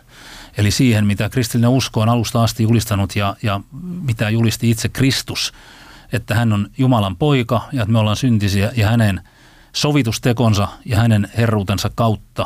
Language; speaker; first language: Finnish; native; Finnish